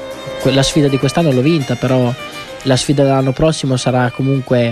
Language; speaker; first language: Italian; native; Italian